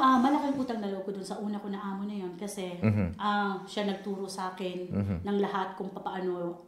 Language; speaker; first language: Filipino; native; Filipino